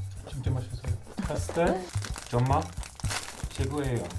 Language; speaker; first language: Korean; non-native, learner; English